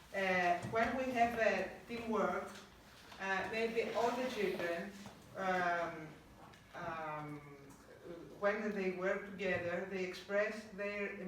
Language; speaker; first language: English; non-native, learner; Greek